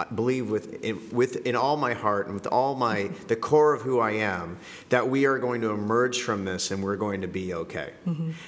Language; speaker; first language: English; native; English